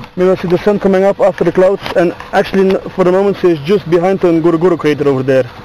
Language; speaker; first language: English; non-native, fluent; Dutch